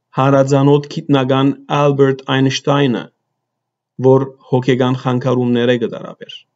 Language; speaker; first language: Armenian; early bilingual, heritage; Armenian